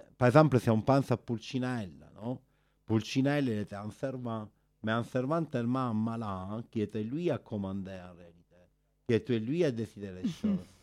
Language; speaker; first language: French; non-native, fluent; Italian